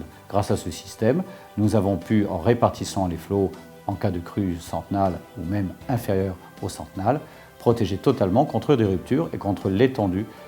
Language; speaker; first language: French; native; French